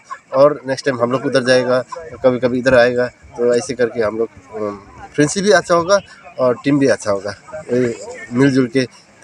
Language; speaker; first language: Hindi; non-native, local second language; Bodo